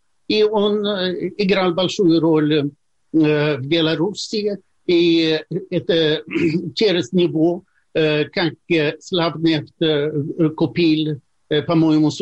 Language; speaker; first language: Russian; non-native, fluent; Swedish